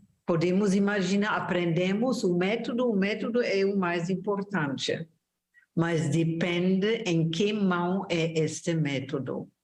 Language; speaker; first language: Portuguese; non-native, fluent; German